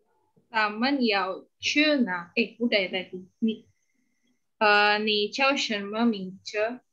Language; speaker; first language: Chinese; non-native, learner; Indonesian